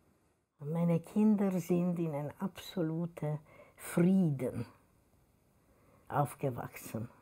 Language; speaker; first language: German; non-native, fluent; Hungarian